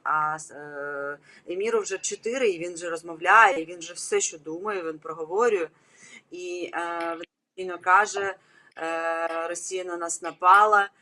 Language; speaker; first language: Ukrainian; non-native, local second language; Russian